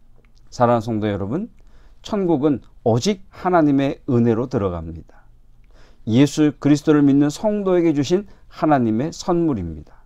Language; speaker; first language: Korean; native; Korean